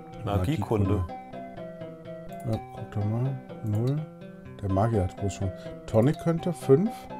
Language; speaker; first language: German; native; German